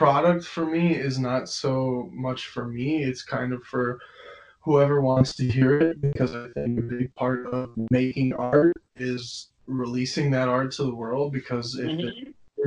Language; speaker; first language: English; native; English